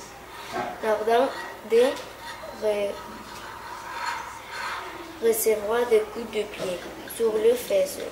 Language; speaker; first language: French; non-native, learner; Catalan